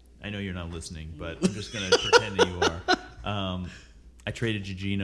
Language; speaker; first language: English; native; English